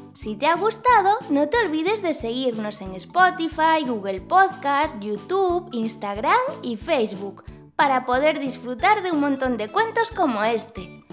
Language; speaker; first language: Spanish; native; Spanish